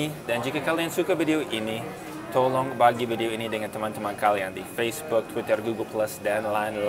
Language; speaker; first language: Indonesian; non-native, fluent; English